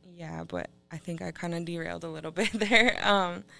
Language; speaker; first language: English; native; English